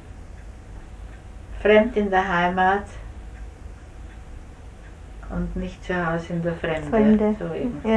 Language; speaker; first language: German; native; German